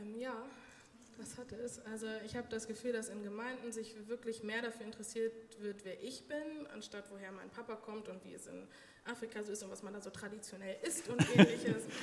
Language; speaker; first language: German; native; German